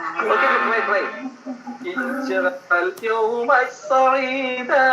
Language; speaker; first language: English; non-native, local second language; Malayalam